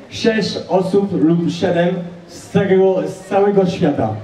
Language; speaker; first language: Polish; non-native, learner; French